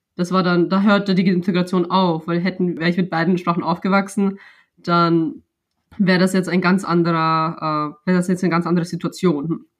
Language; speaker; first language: German; native; German